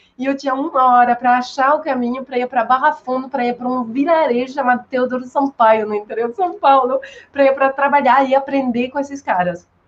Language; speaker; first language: Portuguese; non-native, fluent; French